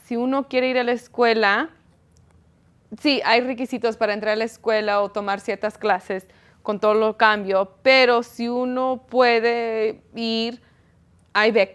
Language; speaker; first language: Spanish; early bilingual, heritage; Spanish